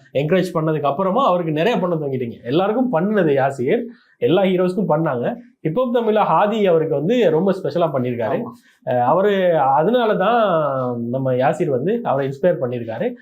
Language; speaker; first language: Tamil; native; Tamil